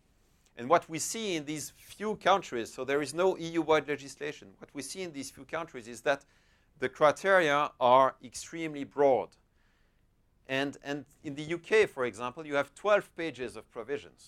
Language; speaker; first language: English; non-native, fluent; French